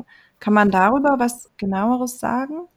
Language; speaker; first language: German; native; German